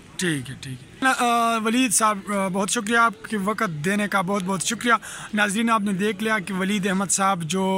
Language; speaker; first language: Urdu; non-native, local second language; Pashto